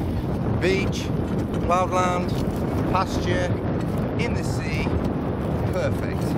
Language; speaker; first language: English; native; English